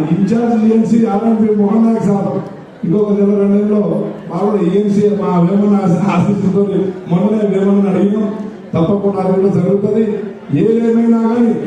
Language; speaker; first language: Telugu; non-native, local second language; Lambadi